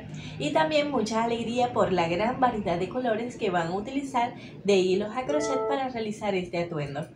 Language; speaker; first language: Spanish; native; Spanish